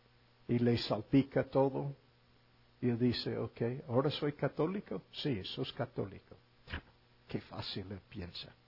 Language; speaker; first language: Spanish; non-native, fluent; English